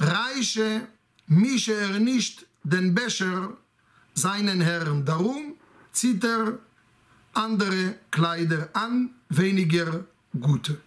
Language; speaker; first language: German; non-native, fluent; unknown